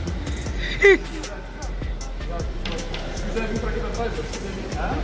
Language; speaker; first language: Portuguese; non-native, fluent; Haitian Creole